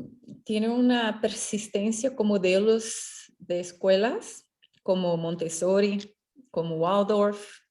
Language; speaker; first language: Spanish; non-native, fluent; Portuguese